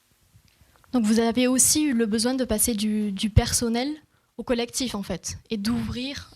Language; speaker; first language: French; native; French